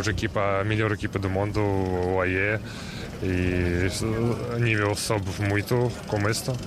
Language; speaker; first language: Portuguese; non-native, learner; Russian